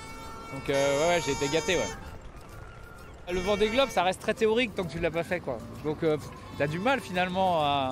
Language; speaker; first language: French; native; French